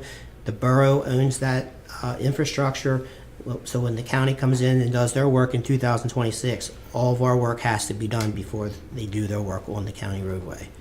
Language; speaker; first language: English; native; English